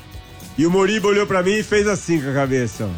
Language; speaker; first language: Portuguese; native; Portuguese